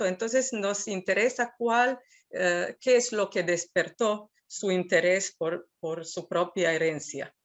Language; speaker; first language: Spanish; non-native, fluent; Serbian